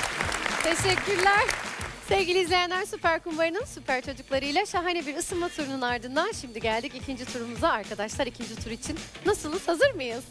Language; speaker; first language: Turkish; native; Turkish